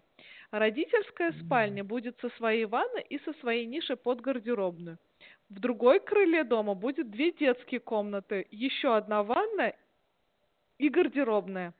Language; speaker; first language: Russian; native; Russian